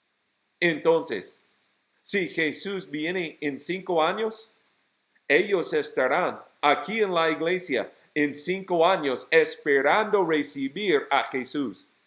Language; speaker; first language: Spanish; non-native, fluent; English